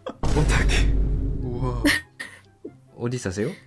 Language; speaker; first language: Korean; non-native, fluent; Japanese